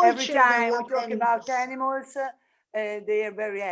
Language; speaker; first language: English; non-native, learner; Italian